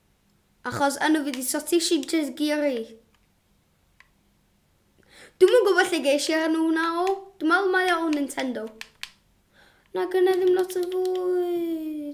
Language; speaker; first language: Welsh; non-native, local second language; English